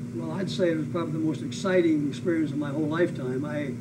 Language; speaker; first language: English; native; English